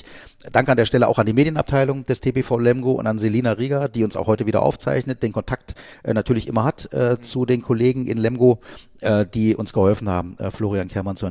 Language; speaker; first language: German; native; German